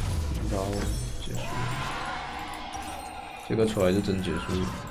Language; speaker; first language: Chinese; native; Chinese